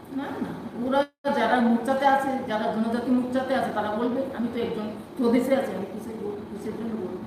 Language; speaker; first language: Bangla; non-native, local second language; Kok Borok